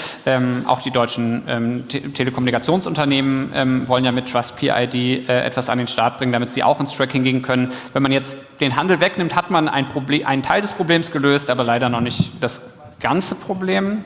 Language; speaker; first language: German; native; German